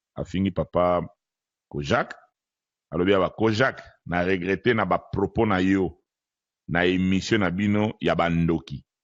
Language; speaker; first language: Lingala; native; Lingala